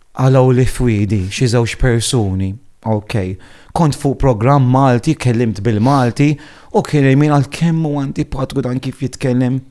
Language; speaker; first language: Maltese; non-native, fluent; Italian